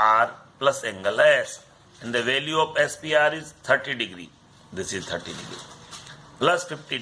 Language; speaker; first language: English; non-native, local second language; Hindi